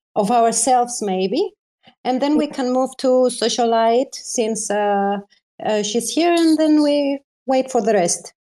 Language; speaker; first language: English; non-native, fluent; Greek